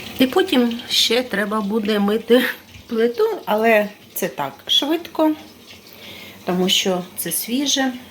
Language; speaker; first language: Ukrainian; native; Ukrainian